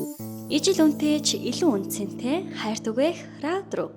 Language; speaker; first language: Mongolian; native; Mongolian